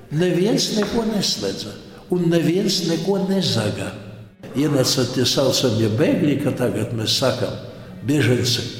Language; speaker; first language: Latvian; non-native, local second language; Polish